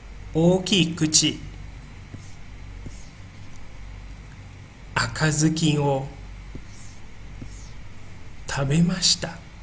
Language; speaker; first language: Japanese; non-native, fluent; Indonesian